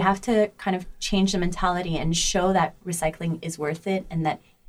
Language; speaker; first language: English; native; English